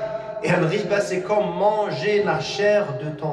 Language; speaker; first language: French; non-native, local second language; Arabic